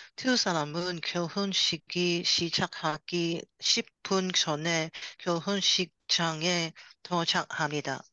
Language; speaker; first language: Korean; non-native, learner; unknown